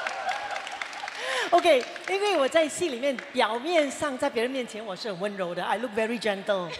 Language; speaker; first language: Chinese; native; Chinese